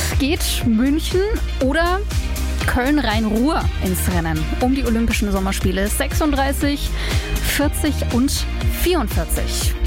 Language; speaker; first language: German; native; German